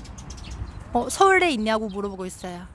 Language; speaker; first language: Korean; non-native, fluent; Chinese